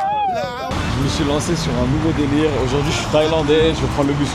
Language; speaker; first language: French; native; French